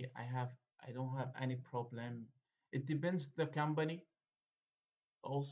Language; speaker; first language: English; non-native, fluent; Arabic